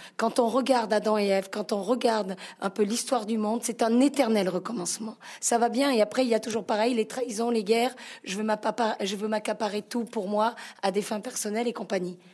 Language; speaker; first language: French; native; French